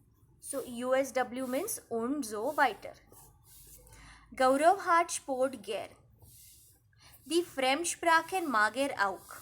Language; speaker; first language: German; non-native, fluent; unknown